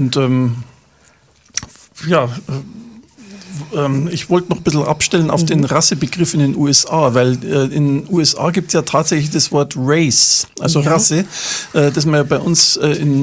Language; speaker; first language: German; native; German